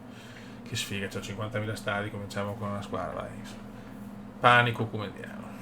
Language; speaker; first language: Italian; native; Italian